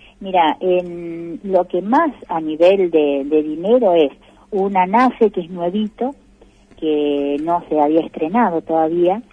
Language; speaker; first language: Spanish; native; Spanish